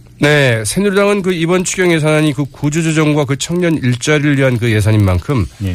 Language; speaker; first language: Korean; native; Korean